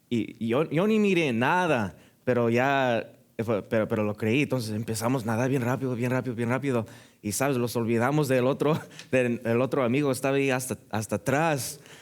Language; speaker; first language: Spanish; early bilingual, heritage; Spanish